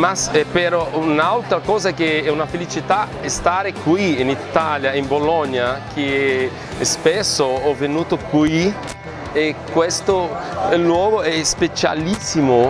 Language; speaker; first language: Italian; non-native, learner; Portuguese